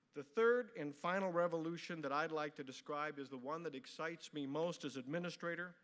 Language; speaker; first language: English; native; English